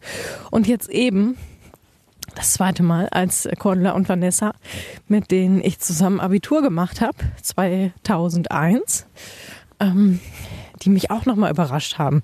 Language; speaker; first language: German; native; German